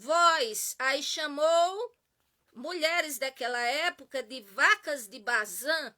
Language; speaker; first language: Portuguese; native; Portuguese